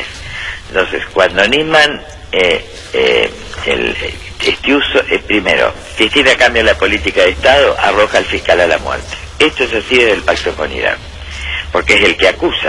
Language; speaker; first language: Spanish; native; Spanish